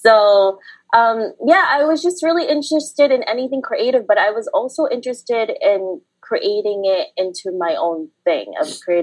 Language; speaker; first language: English; early bilingual, other home language; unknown